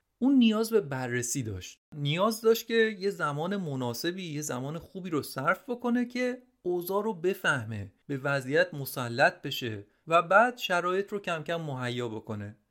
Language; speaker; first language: Persian; native; Persian